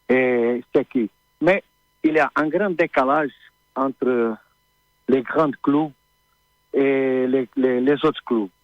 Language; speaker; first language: French; non-native, learner; Portuguese